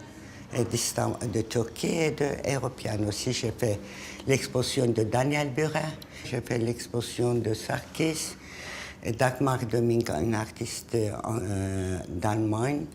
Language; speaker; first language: French; non-native, fluent; Turkish